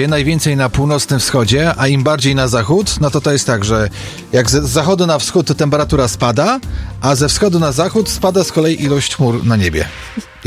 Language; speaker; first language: Polish; native; Polish